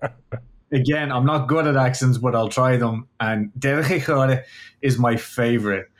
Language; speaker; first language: English; native; English